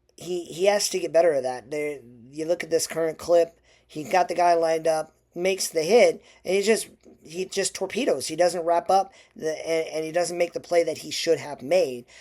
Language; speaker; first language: English; native; English